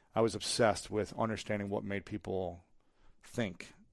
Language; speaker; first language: English; native; English